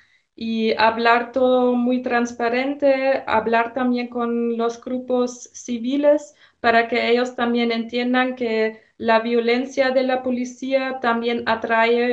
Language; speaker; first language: Spanish; non-native, fluent; German